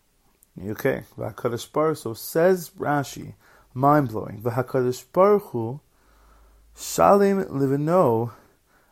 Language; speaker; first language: English; native; English